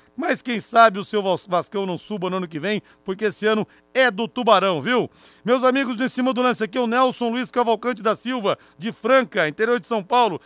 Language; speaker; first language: Portuguese; native; Portuguese